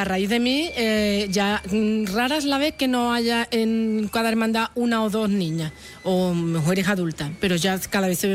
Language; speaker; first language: Spanish; native; Spanish